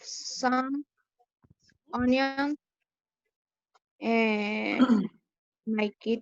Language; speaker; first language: English; non-native, learner; Spanish